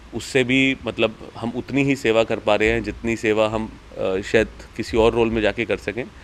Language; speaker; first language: Hindi; native; Hindi